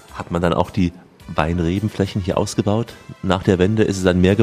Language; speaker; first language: German; native; German